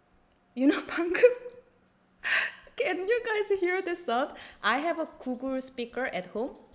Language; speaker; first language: English; non-native, fluent; Korean